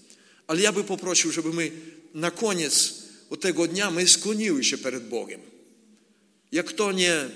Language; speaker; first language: Polish; non-native, learner; Ukrainian